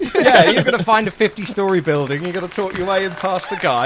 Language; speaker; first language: English; native; English